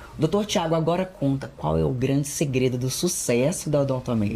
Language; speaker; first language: Portuguese; native; Portuguese